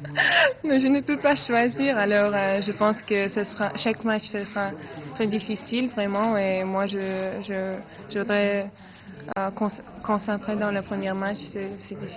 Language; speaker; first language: French; non-native, fluent; Russian